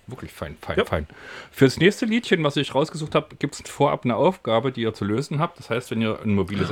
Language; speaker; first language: German; native; German